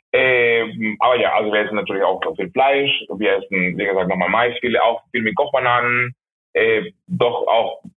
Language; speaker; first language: German; non-native, fluent; Spanish